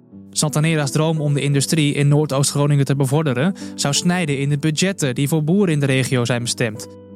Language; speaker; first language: Dutch; native; Dutch